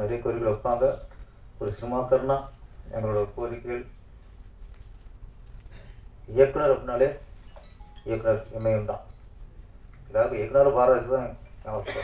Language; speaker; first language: Tamil; native; Tamil